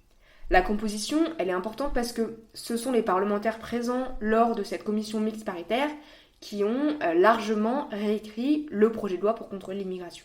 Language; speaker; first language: French; native; French